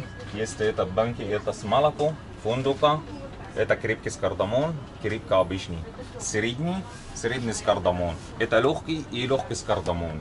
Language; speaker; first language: Russian; non-native, learner; Arabic